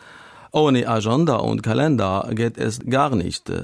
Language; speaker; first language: German; non-native, learner; Arabic